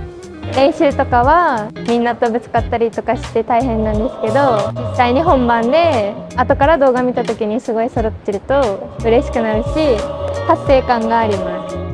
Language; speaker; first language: Japanese; native; Japanese